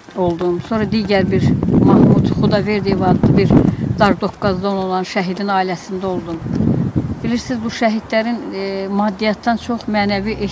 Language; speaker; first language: Azerbaijani; native; Azerbaijani